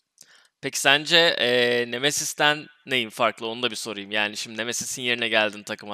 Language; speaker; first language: Turkish; native; Turkish